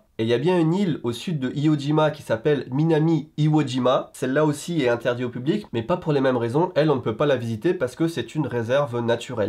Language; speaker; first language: French; native; French